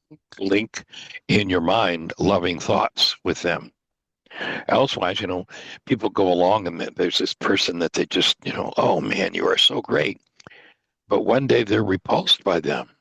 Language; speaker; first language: English; native; English